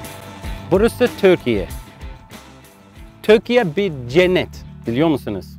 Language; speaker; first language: Turkish; non-native, learner; English